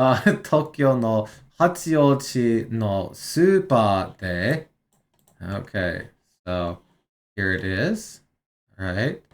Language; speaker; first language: Japanese; non-native, learner; English